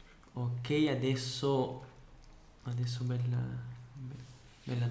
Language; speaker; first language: Italian; non-native, fluent; Spanish